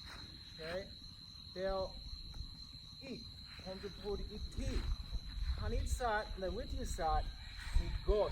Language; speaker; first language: Thai; non-native, learner; English